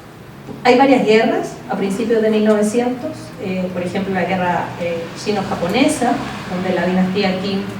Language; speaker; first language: Spanish; native; Spanish